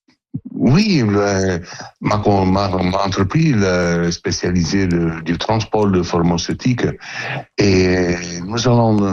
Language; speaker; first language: French; non-native, learner; Italian